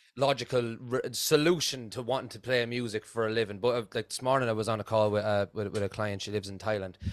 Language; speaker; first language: English; native; English